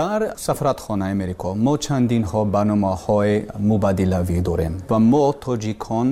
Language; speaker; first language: Persian; non-native, learner; English